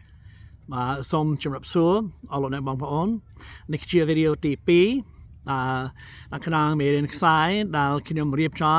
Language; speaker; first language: Khmer; non-native, fluent; English